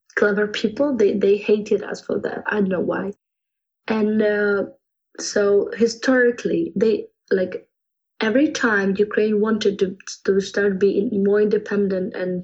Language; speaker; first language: English; non-native, fluent; Ukrainian